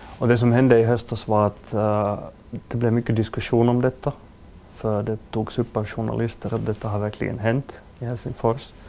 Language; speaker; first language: Swedish; native; Swedish